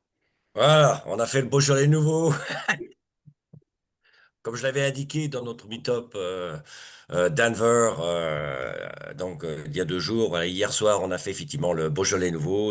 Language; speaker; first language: French; native; French